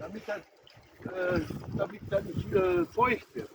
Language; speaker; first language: German; native; German